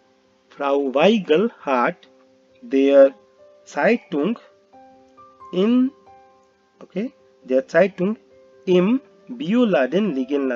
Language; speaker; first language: German; non-native, fluent; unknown